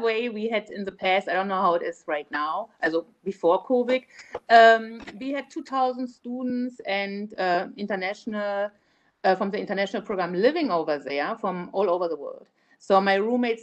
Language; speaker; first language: English; non-native, fluent; German